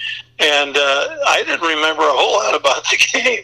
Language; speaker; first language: English; native; English